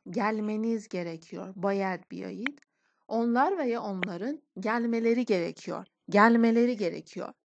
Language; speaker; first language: Turkish; non-native, fluent; Persian